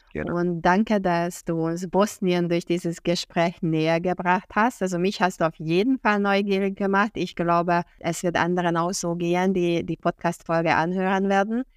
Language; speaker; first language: German; non-native, fluent; Hungarian